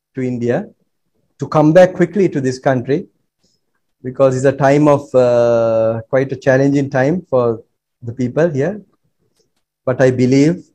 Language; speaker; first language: English; non-native, local second language; Sinhala